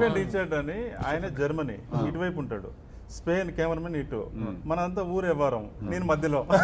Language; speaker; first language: Telugu; native; Telugu